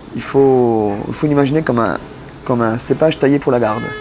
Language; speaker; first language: French; native; French